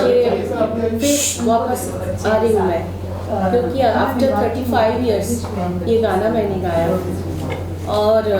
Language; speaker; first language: Hindi; non-native, local second language; Bangla